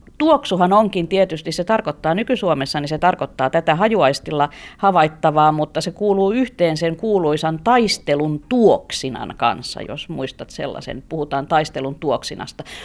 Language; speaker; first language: Finnish; native; Finnish